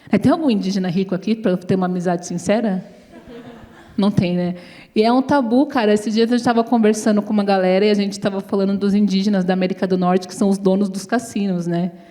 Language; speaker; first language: Portuguese; native; Portuguese